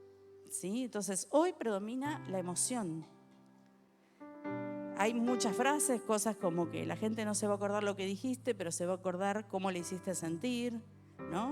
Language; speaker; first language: Spanish; native; Spanish